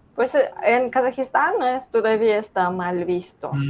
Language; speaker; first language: Spanish; non-native, learner; Russian